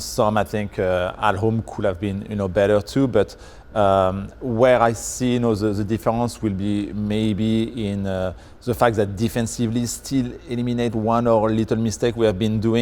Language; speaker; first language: English; non-native, fluent; French